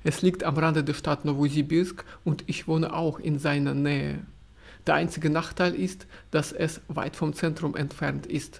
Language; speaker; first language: German; non-native, fluent; Russian